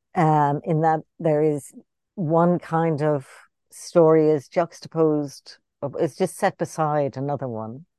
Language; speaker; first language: English; native; English